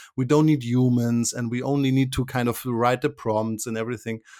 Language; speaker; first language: English; non-native, fluent; German